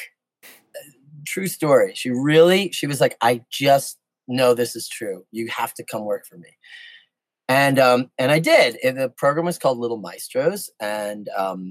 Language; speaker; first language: English; native; English